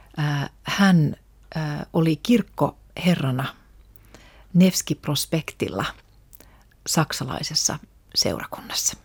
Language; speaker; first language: Finnish; non-native, local second language; Russian